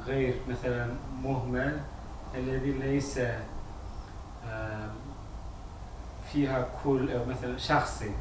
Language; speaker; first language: Arabic; non-native, fluent; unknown